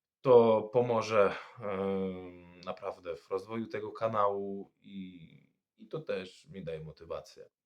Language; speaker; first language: Polish; non-native, fluent; French